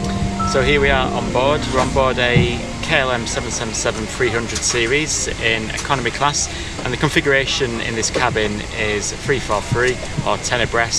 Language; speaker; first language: English; native; English